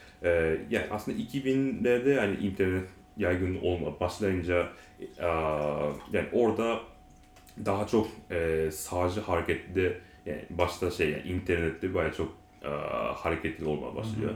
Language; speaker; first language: Turkish; non-native, learner; Japanese